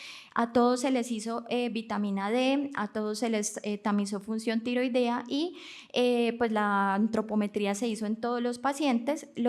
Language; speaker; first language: Spanish; native; Spanish